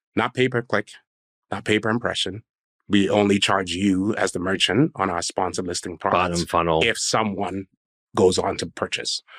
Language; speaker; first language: English; non-native, local second language; Akan